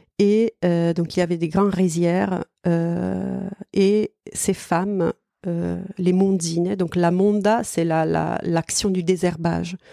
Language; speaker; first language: French; non-native, fluent; Italian